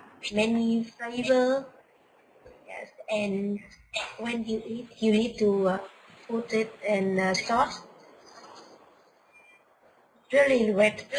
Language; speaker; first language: English; non-native, learner; Vietnamese